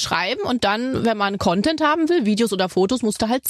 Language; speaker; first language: German; native; German